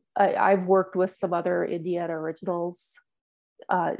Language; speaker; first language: English; native; English